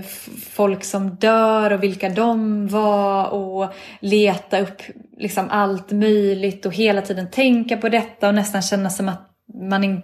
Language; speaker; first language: Swedish; native; Swedish